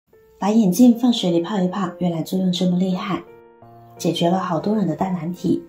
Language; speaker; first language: Chinese; native; Chinese